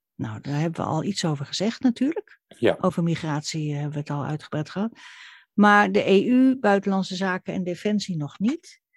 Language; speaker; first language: Dutch; native; Dutch